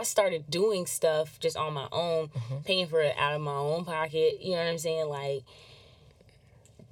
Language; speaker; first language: English; native; English